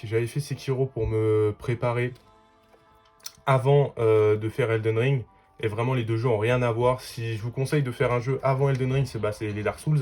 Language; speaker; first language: French; native; French